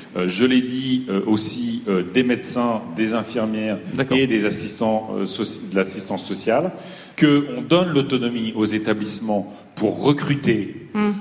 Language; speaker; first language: French; native; French